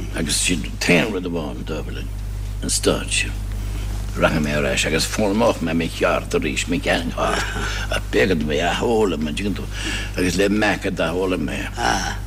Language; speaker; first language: Irish; non-native, fluent; English